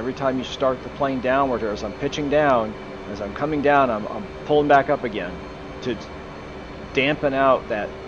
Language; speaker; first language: English; native; English